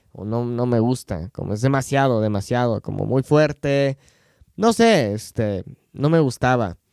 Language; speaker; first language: Spanish; non-native, fluent; English